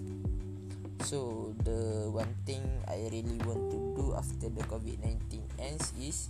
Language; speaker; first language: English; non-native, local second language; Malay